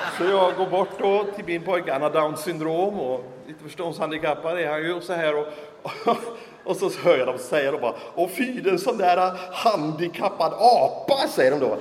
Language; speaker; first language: Swedish; native; Swedish